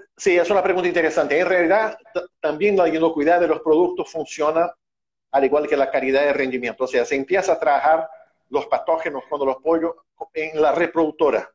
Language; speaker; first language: Spanish; non-native, fluent; Portuguese